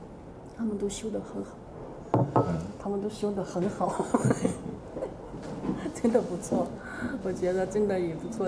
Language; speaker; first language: Chinese; native; Chinese